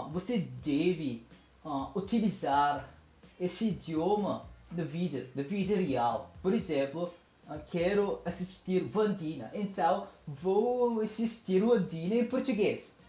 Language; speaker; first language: Portuguese; non-native, learner; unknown